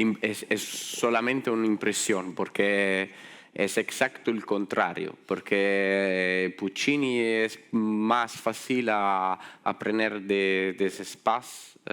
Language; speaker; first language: Spanish; non-native, fluent; Italian